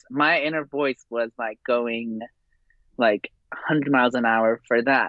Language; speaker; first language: English; non-native, fluent; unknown